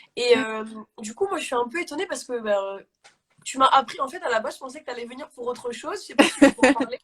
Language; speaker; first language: French; native; French